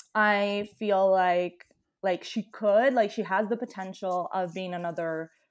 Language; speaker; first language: English; non-native, fluent; Italian